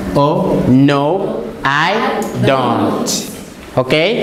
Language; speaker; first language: English; non-native, learner; Portuguese